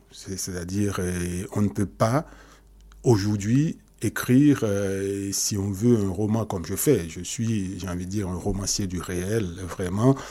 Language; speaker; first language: French; non-native, local second language; Haitian Creole